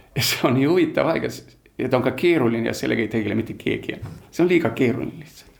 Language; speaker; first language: Estonian; early bilingual, heritage; Estonian